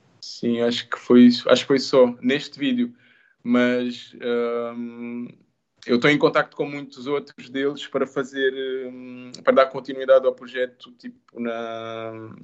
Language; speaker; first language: Portuguese; native; Portuguese